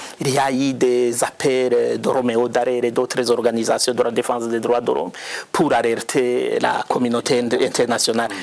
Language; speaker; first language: French; non-native, local second language; Rundi